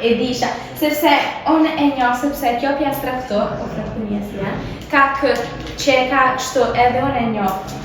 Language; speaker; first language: Albanian; early bilingual, heritage; Albanian